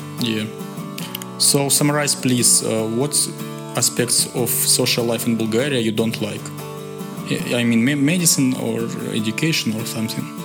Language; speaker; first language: English; non-native, learner; Russian